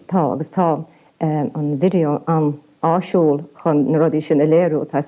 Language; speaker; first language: Irish; non-native, local second language; English